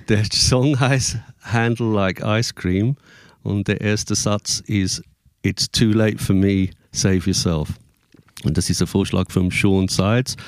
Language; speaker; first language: German; non-native, fluent; English